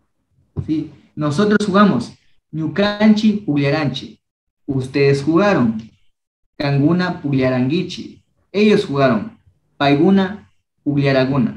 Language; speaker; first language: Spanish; non-native, local second language; Quechua